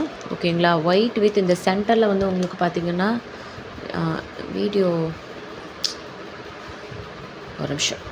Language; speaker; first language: Tamil; native; Tamil